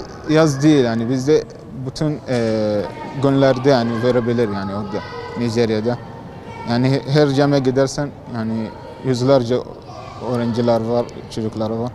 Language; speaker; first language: Turkish; non-native, learner; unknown